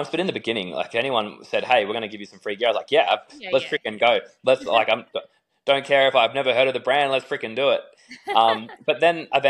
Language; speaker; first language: English; native; English